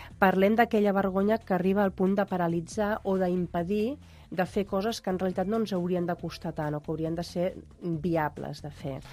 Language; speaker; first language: Catalan; native; Catalan